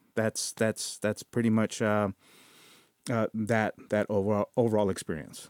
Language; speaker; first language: English; early bilingual, other home language; Spanish